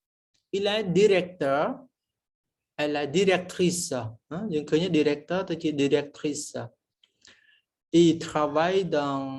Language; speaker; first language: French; non-native, fluent; Khmer